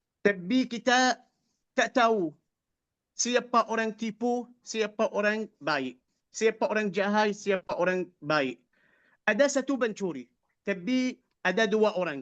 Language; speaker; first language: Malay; non-native, fluent; Arabic